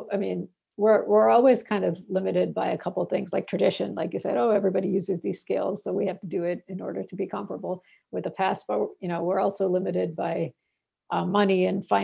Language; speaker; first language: English; non-native, local second language; Bangla